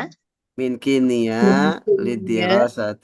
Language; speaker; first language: Arabic; non-native, fluent; Indonesian